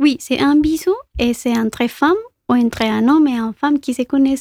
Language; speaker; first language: French; non-native, fluent; Spanish